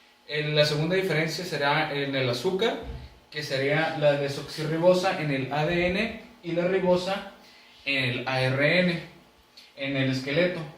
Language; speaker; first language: Spanish; native; Spanish